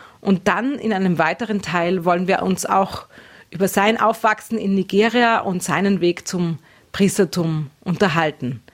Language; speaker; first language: German; native; German